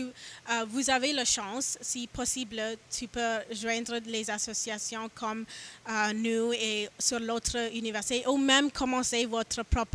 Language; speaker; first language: French; non-native, learner; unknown